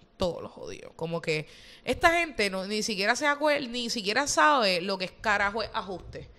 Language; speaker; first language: Spanish; native; Spanish